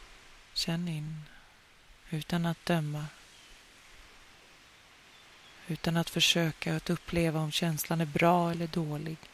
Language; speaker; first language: Swedish; native; Swedish